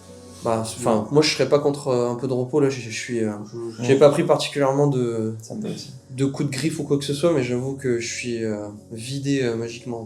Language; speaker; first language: French; native; French